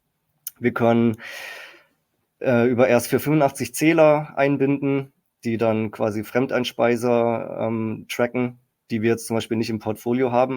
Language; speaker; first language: German; native; German